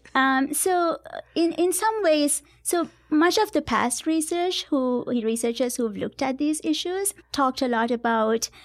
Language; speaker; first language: English; non-native, local second language; Sinhala